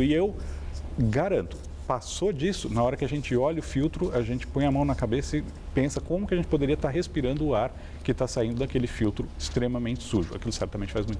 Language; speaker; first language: Portuguese; native; Portuguese